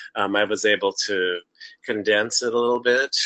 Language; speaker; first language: English; native; English